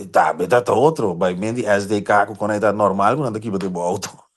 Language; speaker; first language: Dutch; non-native, local second language; Papiamento